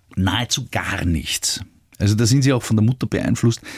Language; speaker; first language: German; native; German